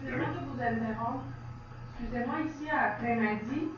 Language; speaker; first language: French; native; French